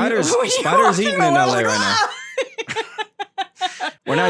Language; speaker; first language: English; native; English